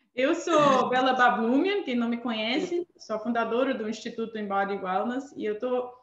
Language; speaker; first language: Portuguese; non-native, fluent; Armenian